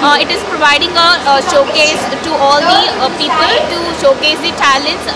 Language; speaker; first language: English; non-native, local second language; Tamil